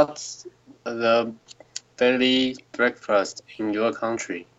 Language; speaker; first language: English; non-native, learner; Chinese